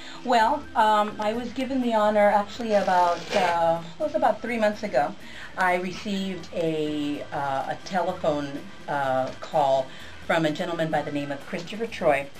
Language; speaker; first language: English; native; English